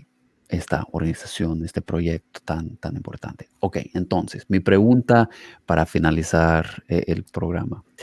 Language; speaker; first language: Spanish; non-native, fluent; English